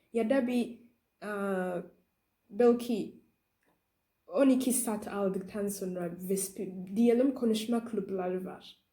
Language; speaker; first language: Turkish; non-native, learner; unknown